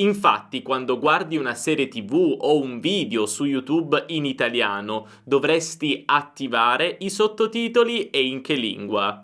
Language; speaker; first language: Italian; native; Italian